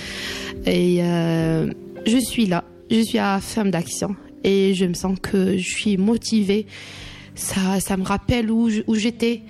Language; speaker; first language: French; non-native, local second language; Arabic